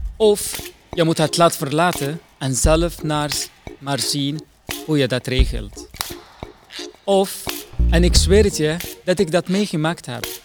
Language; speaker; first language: Dutch; non-native, fluent; Arabic